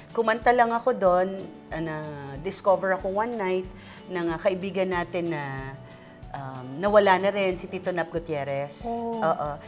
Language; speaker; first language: Filipino; non-native, local second language; Waray